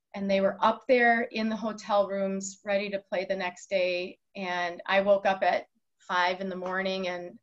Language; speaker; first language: English; native; English